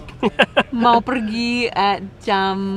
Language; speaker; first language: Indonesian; non-native, learner; English